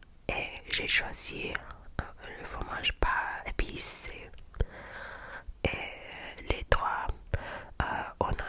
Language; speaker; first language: French; non-native, learner; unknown